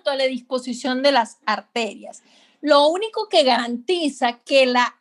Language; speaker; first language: Spanish; native; Spanish